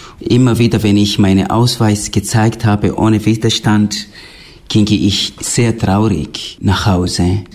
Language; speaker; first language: German; non-native, fluent; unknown